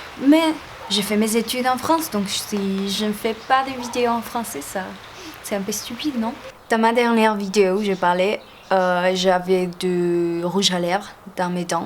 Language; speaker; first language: French; non-native, fluent; Spanish